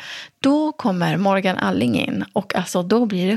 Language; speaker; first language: Swedish; native; Swedish